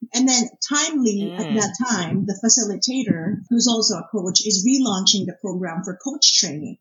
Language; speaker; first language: English; non-native, local second language; Filipino